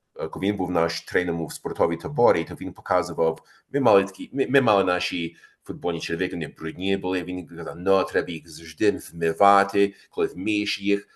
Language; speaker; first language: Ukrainian; early bilingual, heritage; Ukrainian